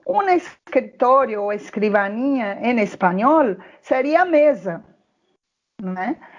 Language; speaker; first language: Portuguese; non-native, fluent; Spanish